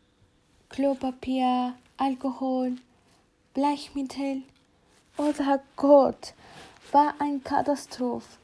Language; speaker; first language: German; non-native, learner; Spanish